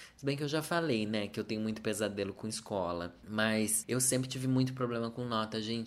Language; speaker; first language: Portuguese; native; Portuguese